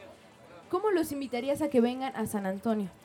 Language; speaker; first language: Spanish; native; Spanish